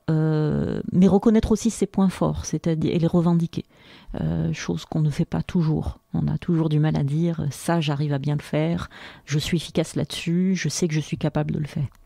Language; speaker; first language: French; non-native, local second language; Arabic